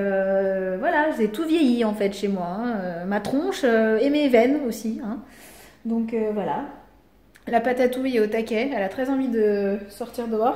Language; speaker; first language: French; native; French